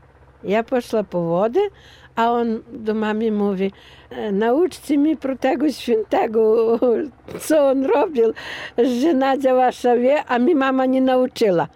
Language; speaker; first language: Polish; non-native, local second language; Ukrainian